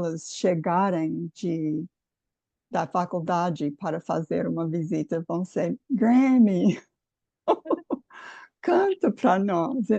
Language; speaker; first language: Portuguese; non-native, fluent; English